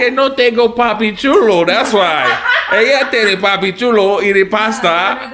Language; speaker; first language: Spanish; non-native, learner; English